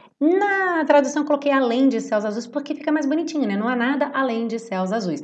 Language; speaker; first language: Portuguese; native; Portuguese